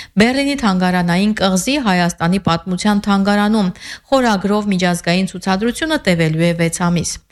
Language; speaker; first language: Armenian; native; Armenian